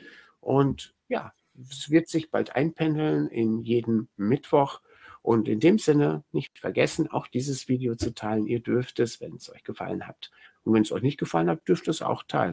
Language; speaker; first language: German; native; German